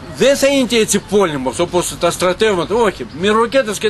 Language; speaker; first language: Greek; non-native, learner; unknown